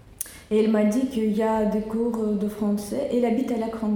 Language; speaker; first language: French; non-native, learner; Russian